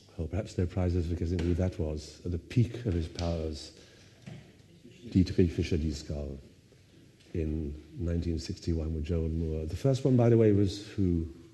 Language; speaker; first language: English; native; English